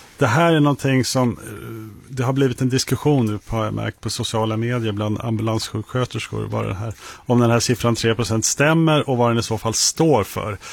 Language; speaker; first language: Swedish; native; Swedish